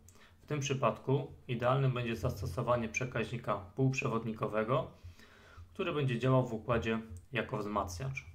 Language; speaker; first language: Polish; native; Polish